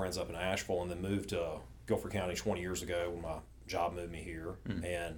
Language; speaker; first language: English; native; English